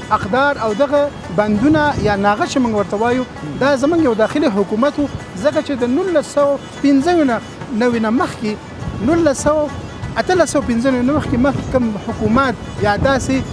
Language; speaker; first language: Pashto; non-native, local second language; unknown